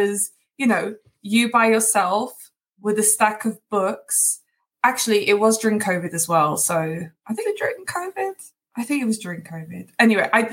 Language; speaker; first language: English; early bilingual, other home language; Portuguese